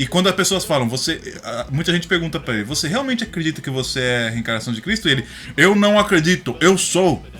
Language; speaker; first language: Portuguese; native; Portuguese